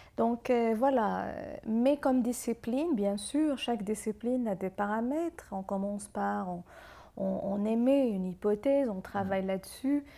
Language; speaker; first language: French; non-native, local second language; Arabic